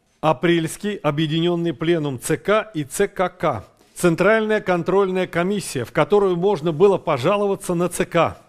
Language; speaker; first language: Russian; native; Russian